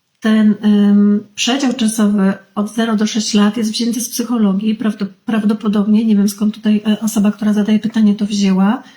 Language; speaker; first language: Polish; native; Polish